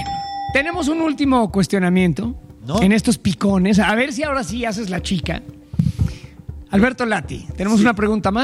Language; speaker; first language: Spanish; native; Spanish